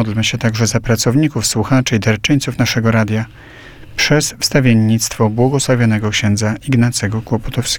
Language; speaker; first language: Polish; native; Polish